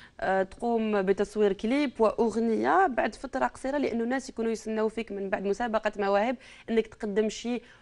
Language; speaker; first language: Arabic; native; Arabic